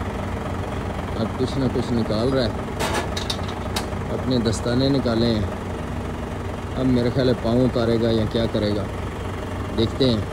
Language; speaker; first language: Urdu; non-native, local second language; Punjabi